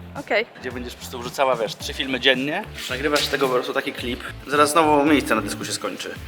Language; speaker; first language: Polish; native; Polish